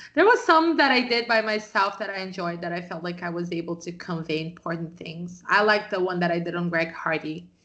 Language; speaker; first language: English; non-native, fluent; Portuguese